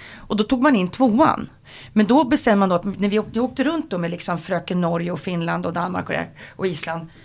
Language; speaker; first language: Swedish; native; Swedish